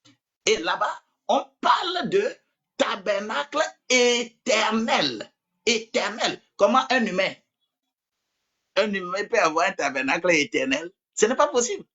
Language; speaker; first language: French; non-native, local second language; Ewe